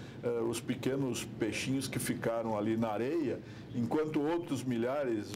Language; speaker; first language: Portuguese; native; Portuguese